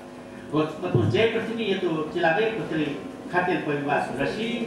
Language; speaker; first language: Russian; non-native, fluent; Nepali